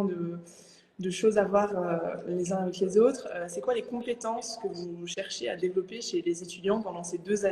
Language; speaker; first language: French; native; French